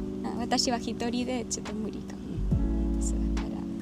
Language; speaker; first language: Japanese; non-native, learner; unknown